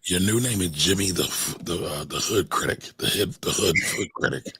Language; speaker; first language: English; native; English